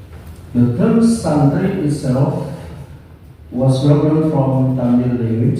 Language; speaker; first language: English; non-native, learner; Indonesian